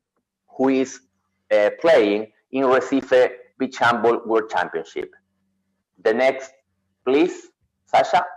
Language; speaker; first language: English; non-native, fluent; Spanish